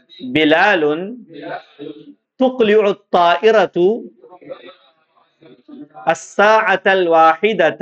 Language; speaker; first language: Arabic; non-native, fluent; Urdu